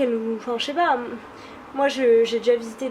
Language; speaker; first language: French; native; French